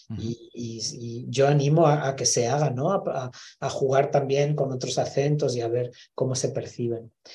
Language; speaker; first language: Spanish; native; Spanish